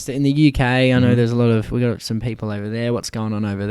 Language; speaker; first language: English; native; English